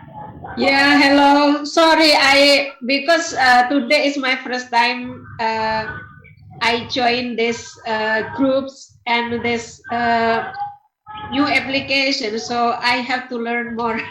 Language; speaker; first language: English; non-native, learner; Indonesian